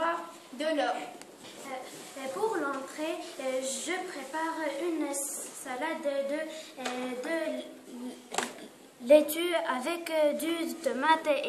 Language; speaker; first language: French; non-native, learner; Arabic